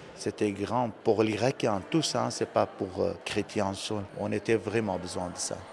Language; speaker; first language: French; non-native, learner; Aramaic